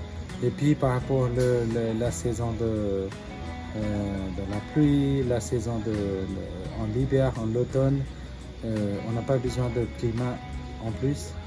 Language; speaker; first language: French; non-native, fluent; Nepali